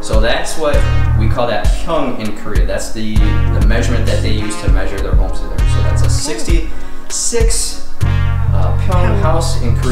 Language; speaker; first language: English; early bilingual, other home language; Korean